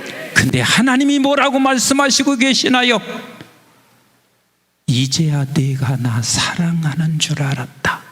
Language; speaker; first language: Korean; native; Korean